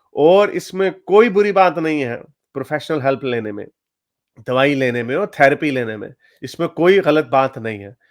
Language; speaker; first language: Urdu; native; Urdu